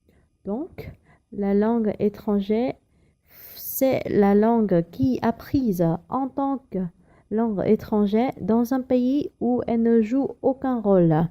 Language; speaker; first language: French; non-native, learner; Vietnamese